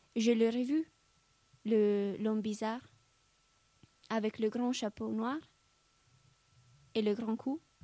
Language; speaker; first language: French; non-native, learner; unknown